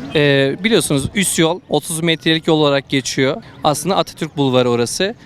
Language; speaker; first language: Turkish; native; Turkish